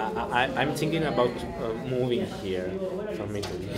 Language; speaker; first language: English; non-native, learner; Italian